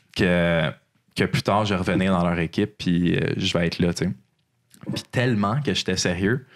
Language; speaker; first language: French; native; French